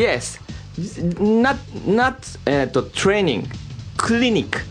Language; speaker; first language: English; non-native, learner; Japanese